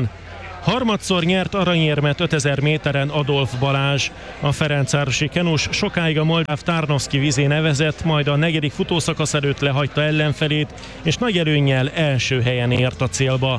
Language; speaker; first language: Hungarian; native; Hungarian